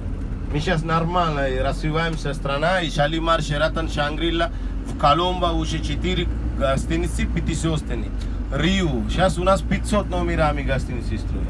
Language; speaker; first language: Russian; non-native, learner; Sinhala